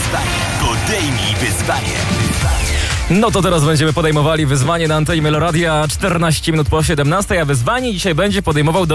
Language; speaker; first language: Polish; native; Polish